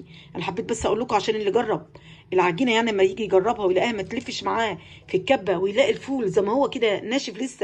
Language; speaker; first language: Arabic; native; Arabic